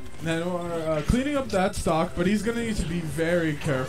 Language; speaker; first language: English; native; English